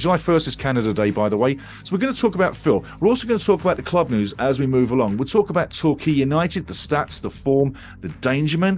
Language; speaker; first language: English; native; English